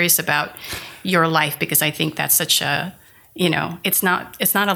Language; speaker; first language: English; non-native, local second language; Filipino